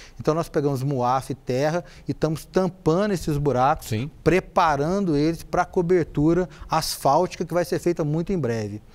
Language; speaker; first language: Portuguese; native; Portuguese